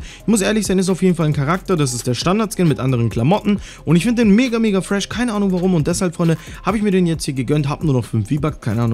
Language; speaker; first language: German; native; German